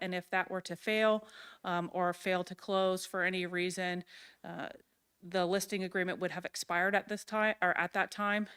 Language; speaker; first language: English; native; English